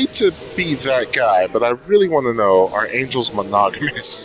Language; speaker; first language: English; native; English